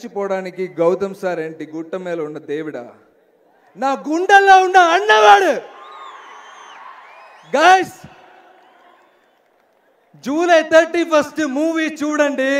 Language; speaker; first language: Telugu; non-native, learner; Malayalam